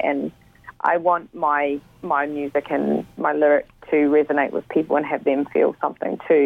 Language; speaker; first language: English; native; English